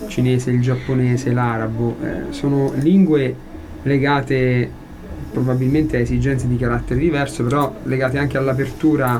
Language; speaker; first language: Italian; native; Italian